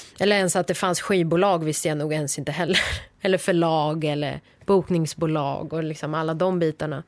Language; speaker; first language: Swedish; early bilingual, other home language; Persian